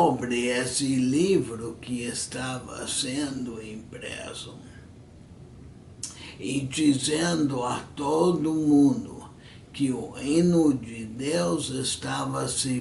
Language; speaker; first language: Portuguese; non-native, fluent; English